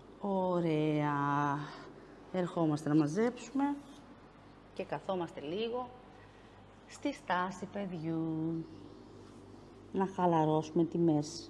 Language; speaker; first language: Greek; native; Greek